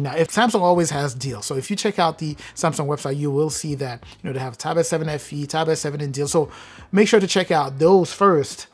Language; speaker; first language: English; native; English